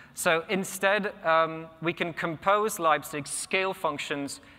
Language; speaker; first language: English; non-native, fluent; Polish